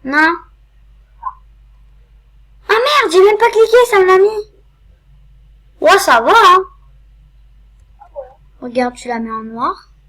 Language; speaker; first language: French; native; French